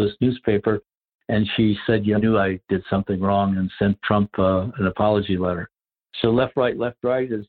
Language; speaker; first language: English; native; English